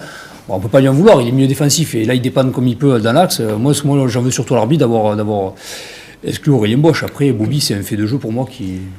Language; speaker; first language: French; native; French